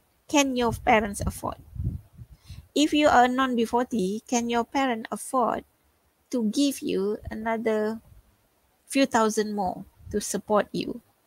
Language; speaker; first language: English; non-native, local second language; Malay